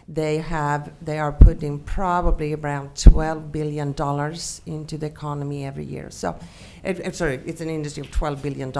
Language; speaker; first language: English; non-native, fluent; Swedish